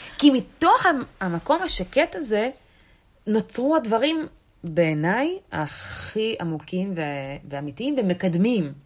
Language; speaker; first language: Hebrew; early bilingual, other home language; Russian